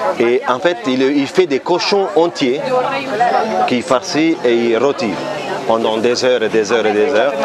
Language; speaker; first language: French; non-native, fluent; Italian